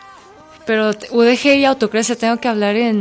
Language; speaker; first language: Spanish; non-native, fluent; Korean